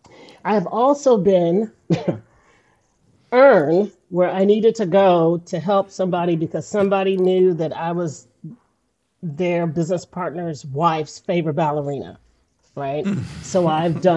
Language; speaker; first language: English; native; English